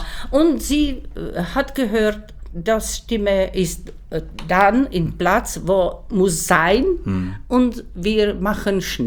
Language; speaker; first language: German; non-native, learner; Czech